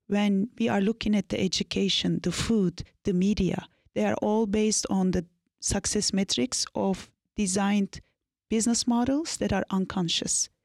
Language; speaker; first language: English; non-native, fluent; Turkish